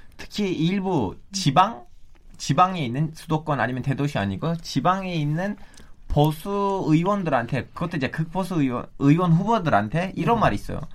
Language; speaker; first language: Korean; non-native, fluent; Turkish